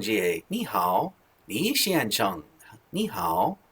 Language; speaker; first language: Chinese; non-native, learner; English